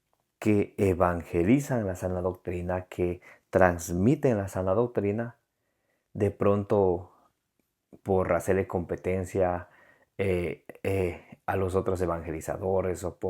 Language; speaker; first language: Spanish; native; Spanish